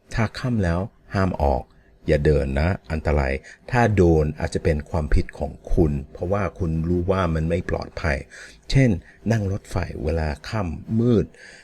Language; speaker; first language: Thai; non-native, fluent; English